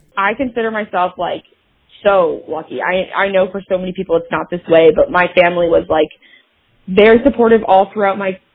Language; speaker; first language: English; native; English